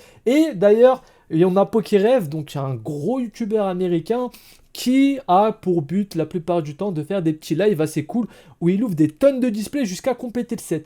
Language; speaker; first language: French; native; French